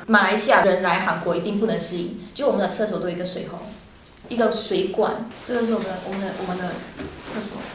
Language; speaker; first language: Chinese; native; Chinese